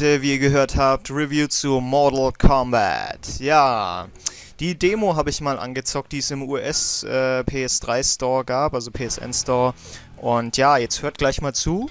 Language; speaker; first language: German; native; German